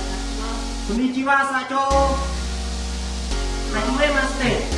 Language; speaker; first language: Japanese; non-native, learner; Khmer